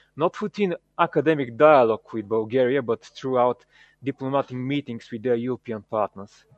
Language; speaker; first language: English; non-native, fluent; Bulgarian